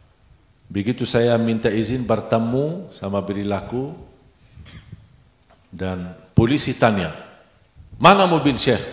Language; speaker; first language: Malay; non-native, fluent; Arabic